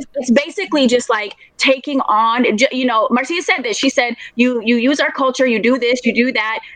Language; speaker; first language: English; native; English